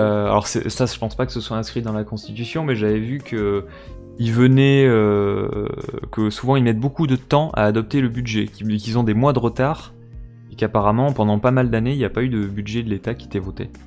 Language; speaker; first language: French; native; French